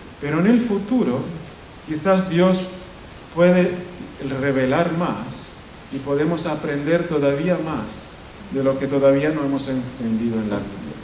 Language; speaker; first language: Spanish; non-native, fluent; Italian